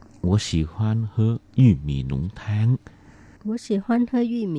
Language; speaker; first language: Chinese; non-native, fluent; Vietnamese